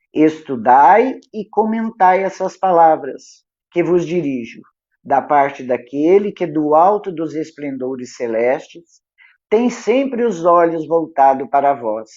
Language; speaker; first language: Portuguese; native; Portuguese